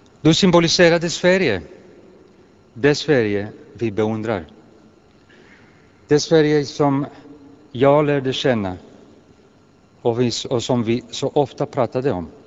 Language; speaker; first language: Swedish; non-native, fluent; Greek